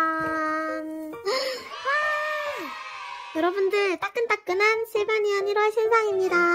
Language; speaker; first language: Korean; native; Korean